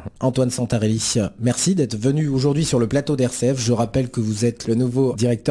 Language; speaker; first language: French; native; French